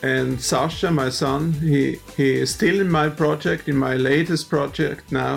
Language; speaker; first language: English; non-native, fluent; German